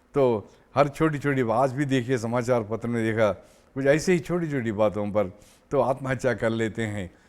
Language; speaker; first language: Hindi; non-native, local second language; Telugu